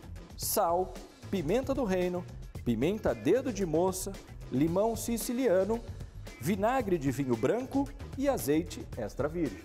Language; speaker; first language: Portuguese; native; Portuguese